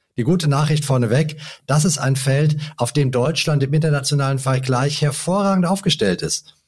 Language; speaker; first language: German; native; German